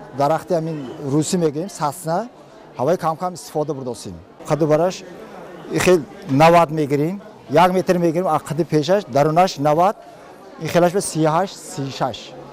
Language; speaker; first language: Tajik; native; Tajik